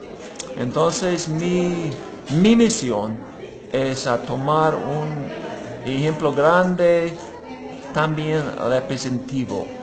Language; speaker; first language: Spanish; non-native, fluent; English